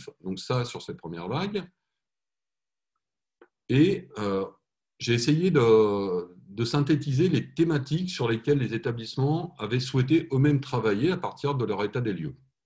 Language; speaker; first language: French; native; French